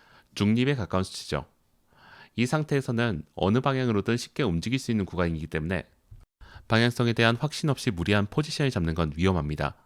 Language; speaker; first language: Korean; native; Korean